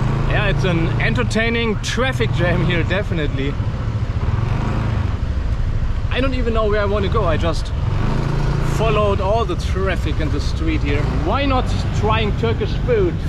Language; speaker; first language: English; non-native, fluent; German